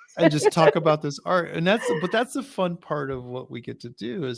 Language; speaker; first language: English; native; English